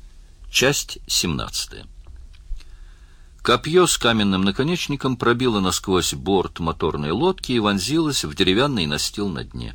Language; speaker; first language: Russian; native; Russian